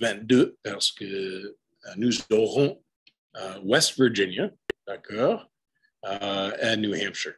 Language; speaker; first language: French; non-native, fluent; English